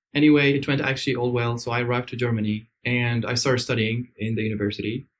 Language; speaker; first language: English; non-native, fluent; Arabic